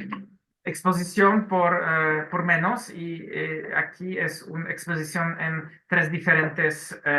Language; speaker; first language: Spanish; non-native, learner; Polish